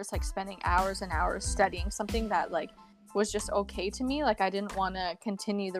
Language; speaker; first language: English; native; English